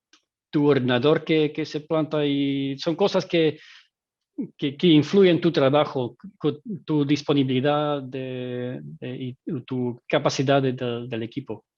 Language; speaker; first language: Spanish; non-native, fluent; Dutch